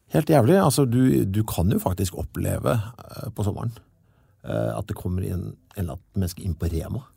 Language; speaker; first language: Norwegian; native; Norwegian